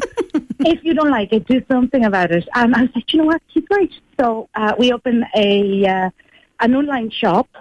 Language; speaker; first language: English; non-native, fluent; Spanish